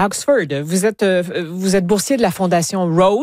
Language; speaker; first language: French; native; French